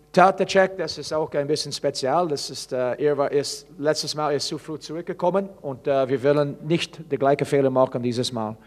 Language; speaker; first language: German; non-native, fluent; English